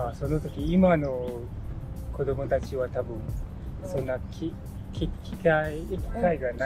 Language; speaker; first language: Japanese; non-native, learner; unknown